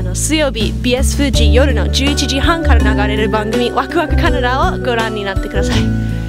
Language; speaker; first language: Japanese; non-native, fluent; English